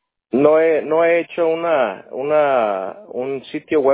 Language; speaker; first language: Spanish; native; Spanish